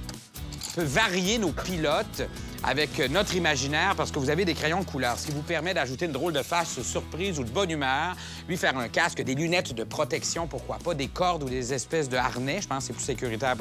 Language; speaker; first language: French; native; French